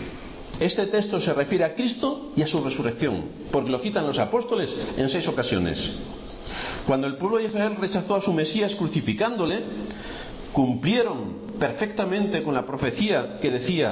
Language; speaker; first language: Spanish; native; Spanish